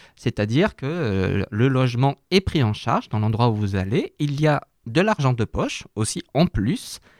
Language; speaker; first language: French; native; French